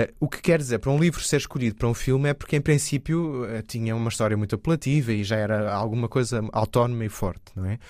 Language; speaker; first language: Portuguese; native; Portuguese